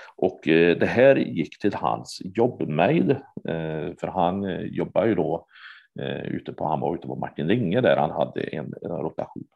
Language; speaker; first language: Swedish; native; Swedish